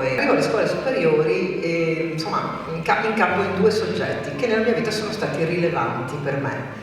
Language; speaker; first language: Italian; native; Italian